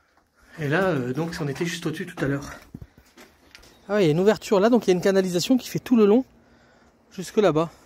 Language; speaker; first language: French; native; French